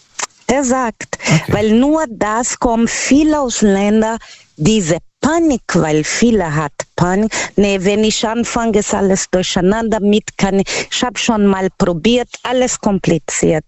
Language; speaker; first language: German; non-native, learner; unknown